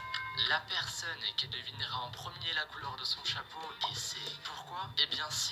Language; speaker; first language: French; native; French